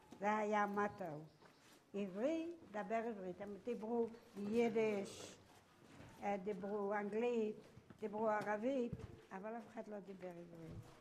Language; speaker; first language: Hebrew; native; Hebrew